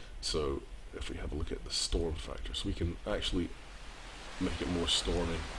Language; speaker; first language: English; native; English